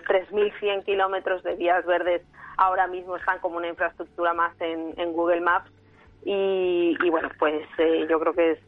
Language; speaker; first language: Spanish; native; Spanish